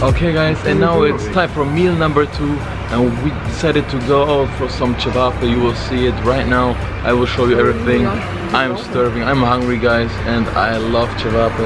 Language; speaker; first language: English; non-native, learner; Bosnian